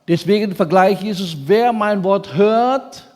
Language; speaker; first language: German; non-native, fluent; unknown